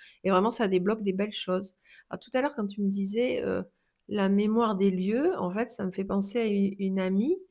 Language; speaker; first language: French; native; French